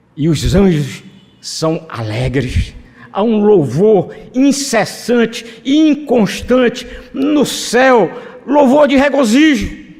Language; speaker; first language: Portuguese; non-native, fluent; Spanish